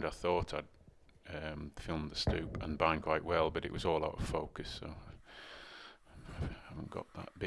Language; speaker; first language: English; native; English